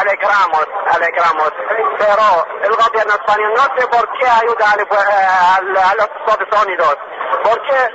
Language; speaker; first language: Spanish; non-native, learner; Arabic